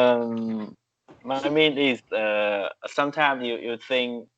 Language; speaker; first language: English; non-native, learner; Vietnamese